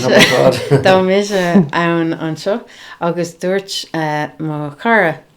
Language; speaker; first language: Irish; non-native, learner; English